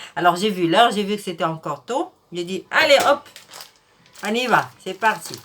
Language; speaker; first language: French; non-native, local second language; Arabic